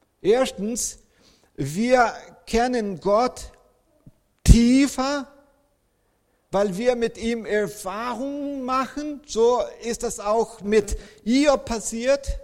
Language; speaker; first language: German; non-native, fluent; Portuguese